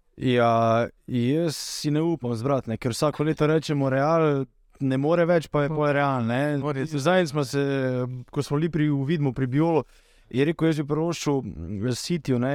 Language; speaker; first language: Slovenian; native; Slovenian